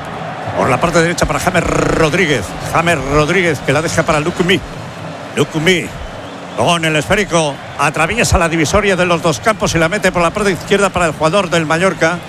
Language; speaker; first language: Spanish; native; Spanish